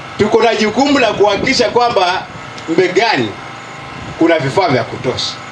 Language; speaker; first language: Swahili; native; Swahili